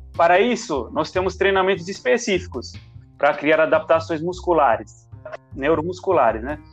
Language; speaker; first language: Portuguese; non-native, fluent; Italian